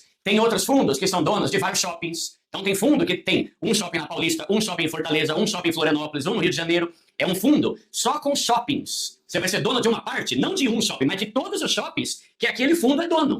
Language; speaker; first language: Portuguese; native; Portuguese